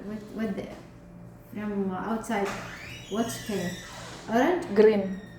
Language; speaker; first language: English; non-native, learner; Arabic